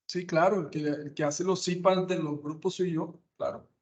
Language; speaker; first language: Spanish; native; Spanish